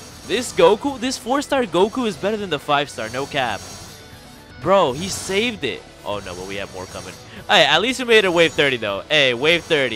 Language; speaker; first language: English; early bilingual, other home language; Spanish